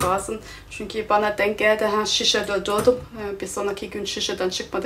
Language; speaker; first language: Turkish; non-native, fluent; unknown